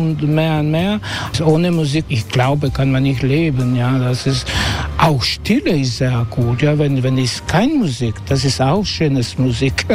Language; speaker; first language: German; non-native, learner; Croatian